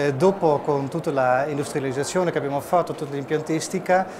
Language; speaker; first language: Italian; non-native, fluent; Dutch